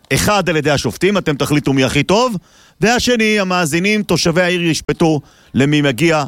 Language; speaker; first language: Hebrew; native; Hebrew